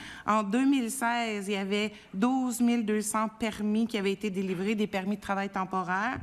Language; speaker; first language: French; native; French